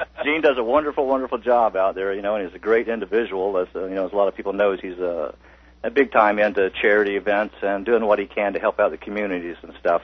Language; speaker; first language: English; native; English